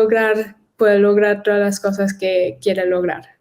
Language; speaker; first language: Spanish; early bilingual, heritage; German